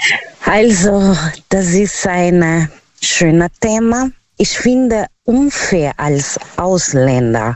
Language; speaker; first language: German; non-native, learner; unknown